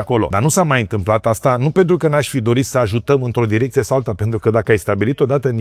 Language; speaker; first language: Romanian; native; Romanian